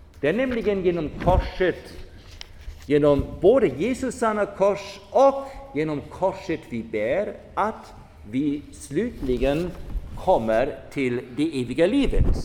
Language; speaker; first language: Swedish; non-native, fluent; German